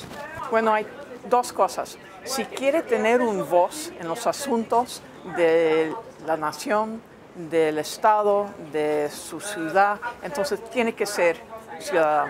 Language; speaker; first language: Spanish; non-native, fluent; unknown